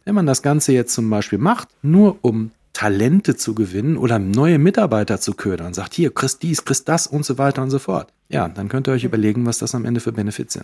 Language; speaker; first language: German; native; German